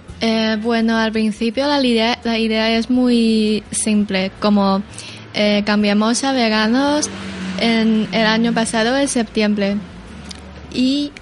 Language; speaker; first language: Spanish; non-native, learner; Chinese